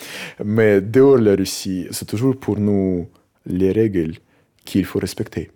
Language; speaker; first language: French; non-native, fluent; Russian